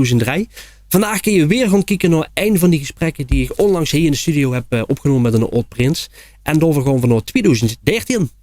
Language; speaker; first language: Dutch; native; Dutch